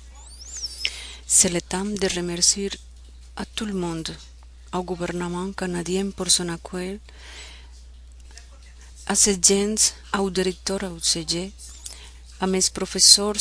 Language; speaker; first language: French; non-native, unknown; Spanish